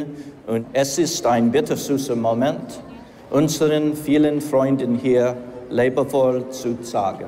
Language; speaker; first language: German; non-native, fluent; English